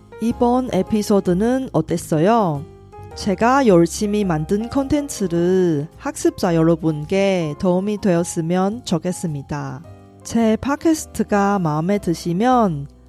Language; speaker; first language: Korean; non-native, fluent; Chinese